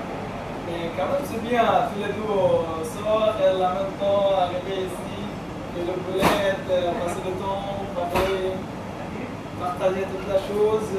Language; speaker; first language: French; non-native, learner; Bangla